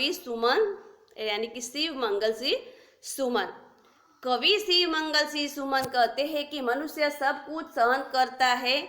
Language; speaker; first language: Hindi; non-native, local second language; Gujarati